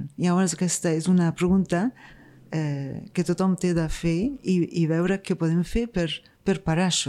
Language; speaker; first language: Catalan; non-native, fluent; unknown